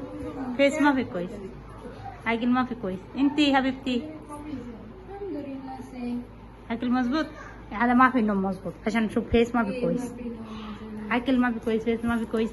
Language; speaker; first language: Arabic; non-native, learner; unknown